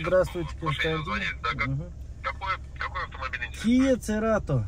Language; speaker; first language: Russian; non-native, local second language; Uzbek